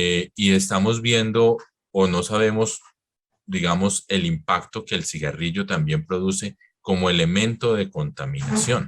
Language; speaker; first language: Spanish; native; Spanish